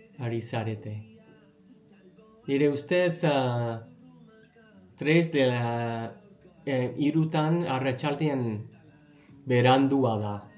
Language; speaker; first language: Basque; non-native, learner; English